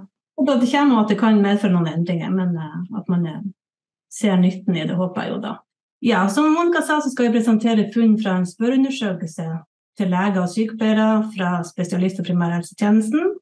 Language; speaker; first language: Norwegian; native; Norwegian